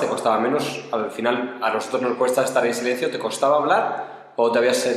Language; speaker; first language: Spanish; native; Spanish